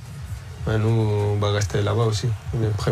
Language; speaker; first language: French; early bilingual, other home language; Spanish